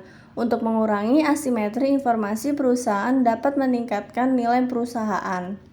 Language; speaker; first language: Indonesian; native; Indonesian